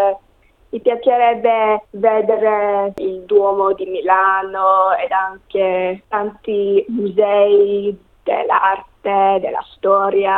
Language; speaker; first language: Italian; non-native, learner; English